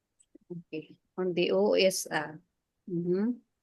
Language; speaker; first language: German; non-native, fluent; Filipino